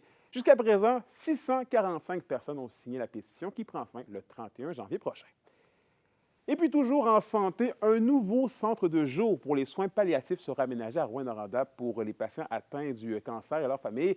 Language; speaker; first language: French; native; French